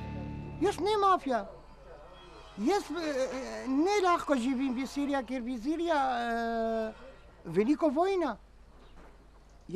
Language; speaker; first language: Slovenian; non-native, learner; Arabic